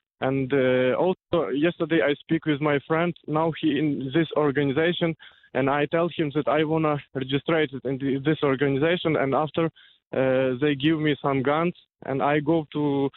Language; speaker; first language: English; non-native, learner; Ukrainian